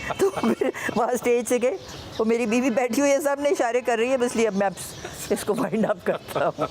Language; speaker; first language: Urdu; non-native, local second language; Punjabi